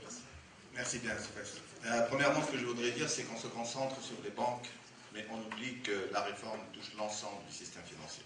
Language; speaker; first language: French; non-native, local second language; Arabic